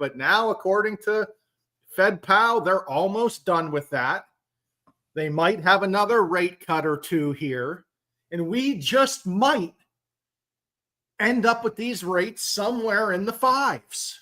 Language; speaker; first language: English; native; English